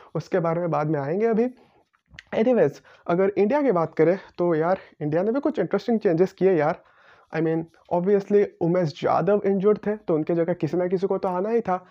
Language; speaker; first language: Hindi; non-native, local second language; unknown